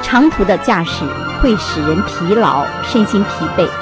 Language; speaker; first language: Chinese; native; Chinese